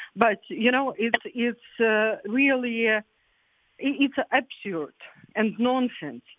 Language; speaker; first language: English; non-native, fluent; Ukrainian